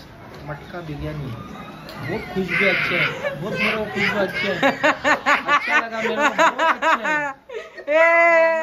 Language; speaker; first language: Hindi; non-native, local second language; Marathi